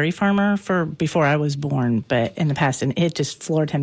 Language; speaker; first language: English; native; English